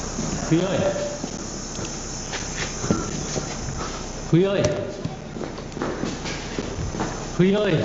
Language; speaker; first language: Vietnamese; native; Vietnamese